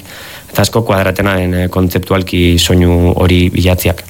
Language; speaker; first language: Basque; native; Basque